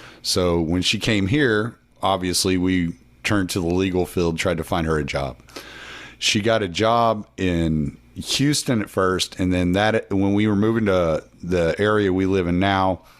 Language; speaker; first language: English; native; English